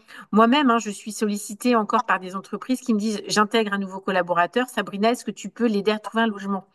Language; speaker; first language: French; native; French